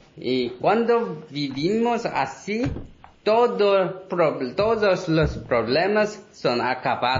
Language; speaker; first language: Spanish; non-native, learner; Korean